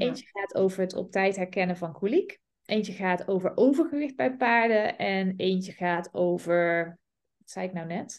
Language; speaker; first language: Dutch; native; Dutch